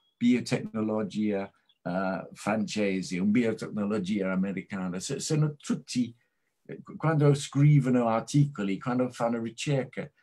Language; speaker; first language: Italian; non-native, fluent; English